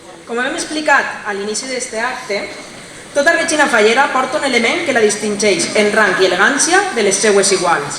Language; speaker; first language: Catalan; native; Catalan